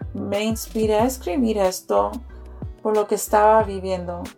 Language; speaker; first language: Spanish; early bilingual, heritage; Spanish